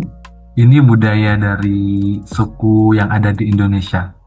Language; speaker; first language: Indonesian; native; Indonesian